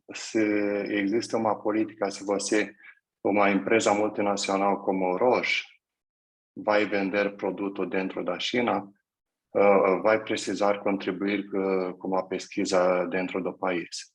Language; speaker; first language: Portuguese; non-native, fluent; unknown